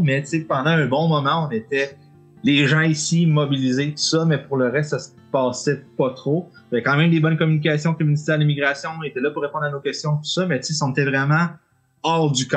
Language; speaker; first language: French; native; French